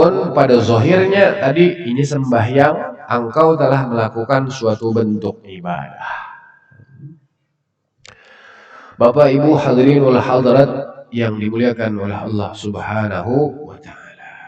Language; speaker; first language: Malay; non-native, local second language; Banjar